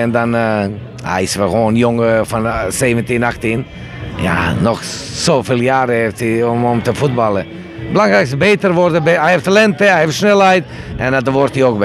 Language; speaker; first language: Dutch; non-native, fluent; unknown